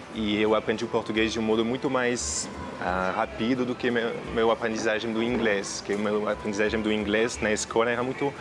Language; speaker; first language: Portuguese; non-native, fluent; French